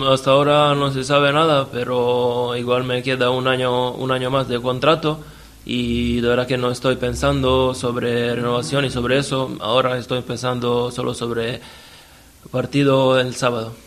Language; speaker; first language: Spanish; non-native, fluent; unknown